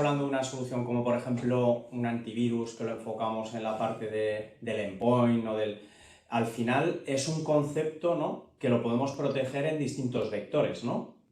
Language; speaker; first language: Spanish; native; Spanish